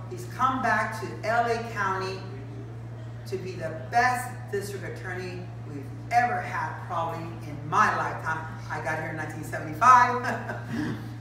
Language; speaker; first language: English; early bilingual, other home language; Spanish